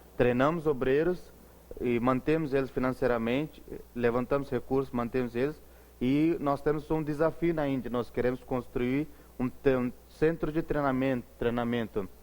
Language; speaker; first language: Portuguese; non-native, fluent; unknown